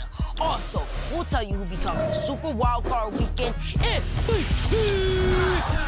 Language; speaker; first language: English; native; English